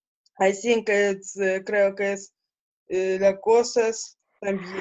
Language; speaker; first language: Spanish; non-native, learner; Russian